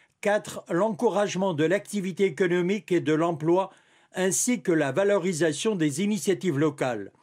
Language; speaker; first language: French; non-native, local second language; Arabic